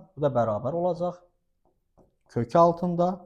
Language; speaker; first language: Azerbaijani; native; Azerbaijani